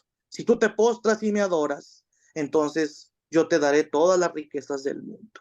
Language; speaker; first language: Spanish; native; Spanish